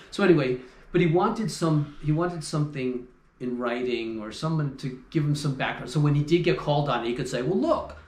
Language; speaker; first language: English; native; English